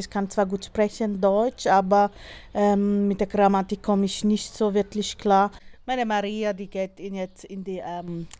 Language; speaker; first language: German; non-native, learner; Spanish